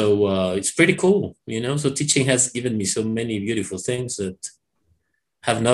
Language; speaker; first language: English; non-native, fluent; Spanish